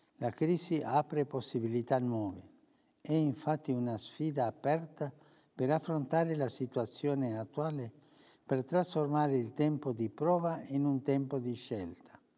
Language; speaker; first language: Italian; early bilingual, heritage; Spanish